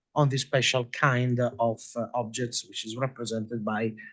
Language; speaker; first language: English; non-native, fluent; Italian